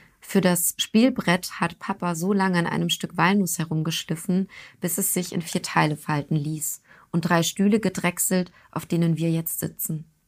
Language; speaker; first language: German; early bilingual, other home language; Turkish